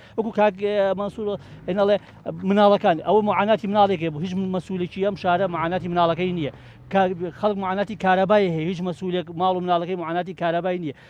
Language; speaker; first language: Central Kurdish; native; Central Kurdish